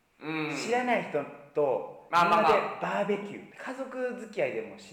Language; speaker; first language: Japanese; native; Japanese